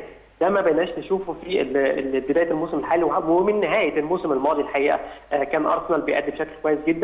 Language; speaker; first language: Arabic; native; Arabic